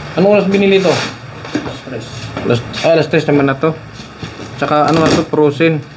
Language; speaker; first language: Filipino; native; Filipino